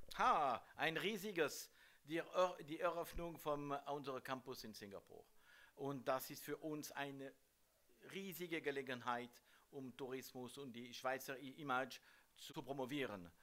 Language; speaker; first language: German; non-native, learner; French